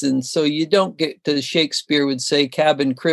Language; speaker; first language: English; native; English